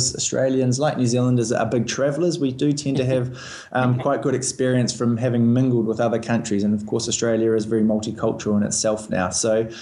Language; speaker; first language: English; native; English